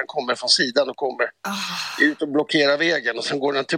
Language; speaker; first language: Swedish; native; Swedish